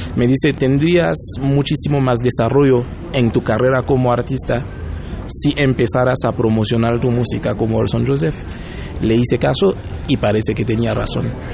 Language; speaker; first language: Spanish; non-native, fluent; Haitian Creole